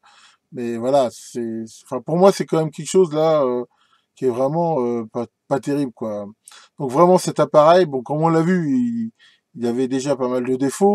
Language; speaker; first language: French; native; French